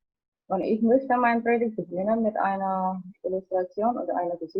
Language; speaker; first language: German; non-native, learner; Indonesian